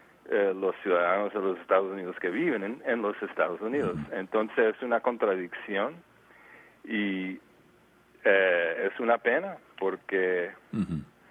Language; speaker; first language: Spanish; early bilingual, heritage; Spanish